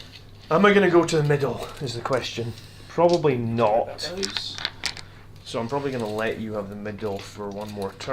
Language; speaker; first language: English; native; English